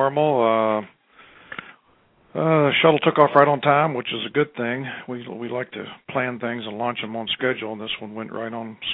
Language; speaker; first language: English; native; English